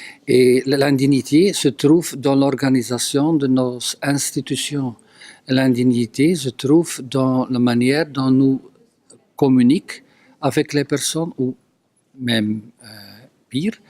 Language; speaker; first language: French; non-native, local second language; Dutch